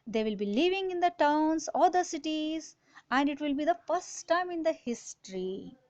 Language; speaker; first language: English; non-native, local second language; Kannada